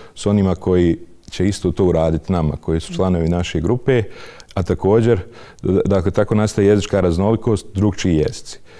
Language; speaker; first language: Serbian; native; Serbian